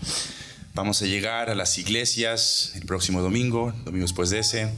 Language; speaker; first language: Spanish; native; Spanish